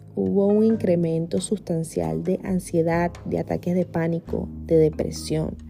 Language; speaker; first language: Spanish; native; Spanish